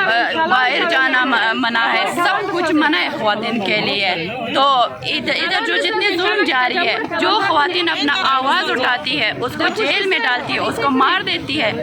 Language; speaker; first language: Hindi; non-native, fluent; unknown